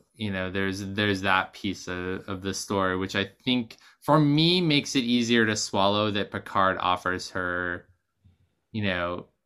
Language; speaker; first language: English; native; English